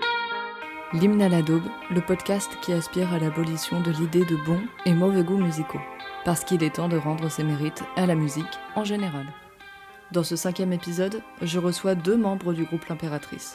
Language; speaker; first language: French; native; French